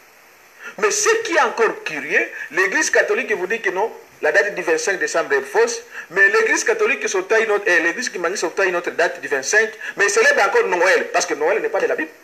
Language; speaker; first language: French; non-native, local second language; Lingala